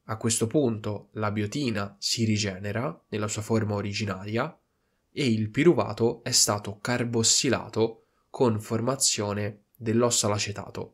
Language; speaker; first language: Italian; native; Italian